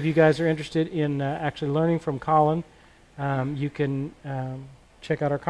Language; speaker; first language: English; native; English